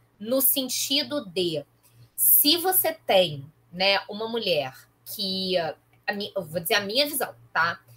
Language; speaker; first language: Portuguese; native; Portuguese